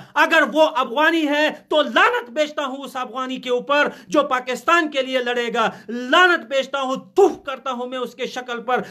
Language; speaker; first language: Hindi; non-native, fluent; Pashto